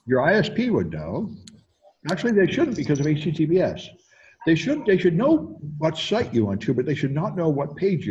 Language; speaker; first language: English; native; English